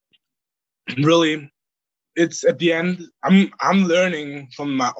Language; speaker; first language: English; non-native, fluent; German